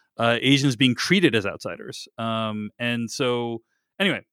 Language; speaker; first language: English; early bilingual, other home language; Chinese